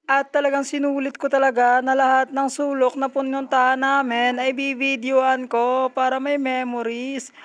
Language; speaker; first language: Filipino; non-native, local second language; Hiligaynon